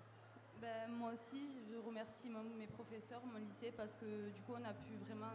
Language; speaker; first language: French; native; French